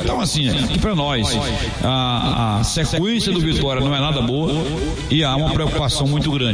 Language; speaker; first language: Portuguese; native; Portuguese